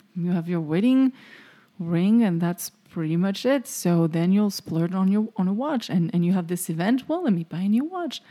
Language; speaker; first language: English; non-native, fluent; French